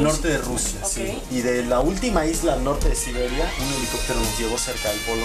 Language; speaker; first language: Spanish; native; Spanish